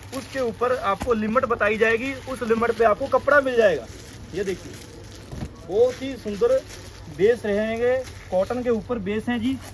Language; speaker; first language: Hindi; non-native, local second language; Punjabi